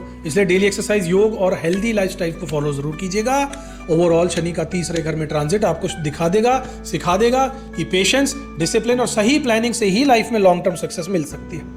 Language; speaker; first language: Hindi; native; Hindi